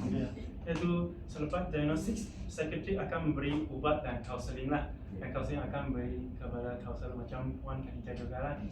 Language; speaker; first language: Malay; non-native, local second language; Chinese